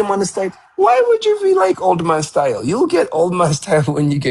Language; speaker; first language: English; non-native, fluent; Amharic